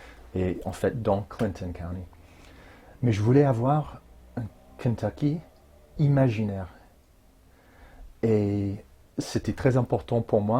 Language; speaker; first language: French; non-native, fluent; English